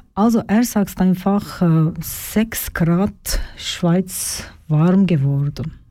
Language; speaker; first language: German; non-native, learner; Turkish